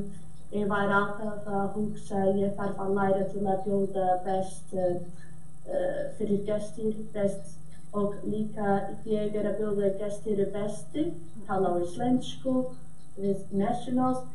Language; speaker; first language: Icelandic; non-native, learner; Portuguese